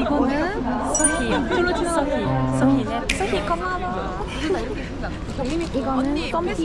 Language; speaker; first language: Korean; non-native, learner; Japanese